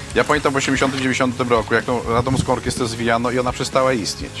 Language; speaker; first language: Polish; native; Polish